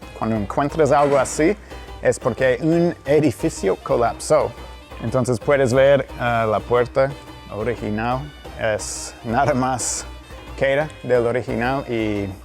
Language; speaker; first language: Spanish; non-native, fluent; English